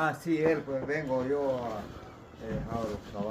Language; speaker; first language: Spanish; native; Spanish